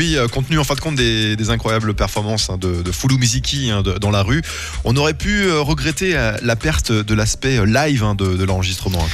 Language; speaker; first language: French; native; French